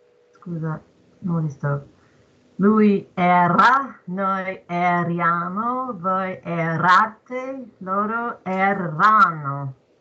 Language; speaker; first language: Italian; non-native, learner; English